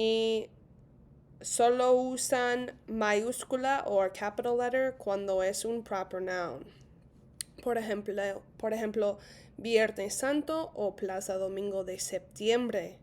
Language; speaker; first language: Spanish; non-native, fluent; English